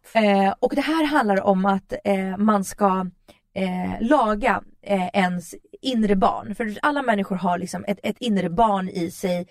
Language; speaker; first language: Swedish; early bilingual, other home language; Russian